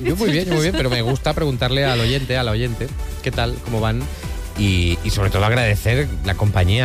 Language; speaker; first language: Spanish; native; Spanish